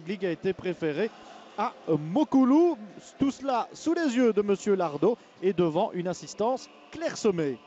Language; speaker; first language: French; native; French